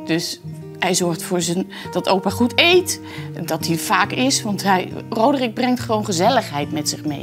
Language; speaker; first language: Dutch; native; Dutch